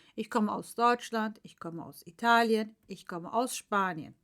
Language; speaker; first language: German; non-native, fluent; Turkish